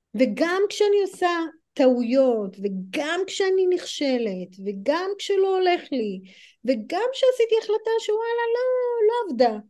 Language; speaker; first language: Hebrew; non-native, fluent; English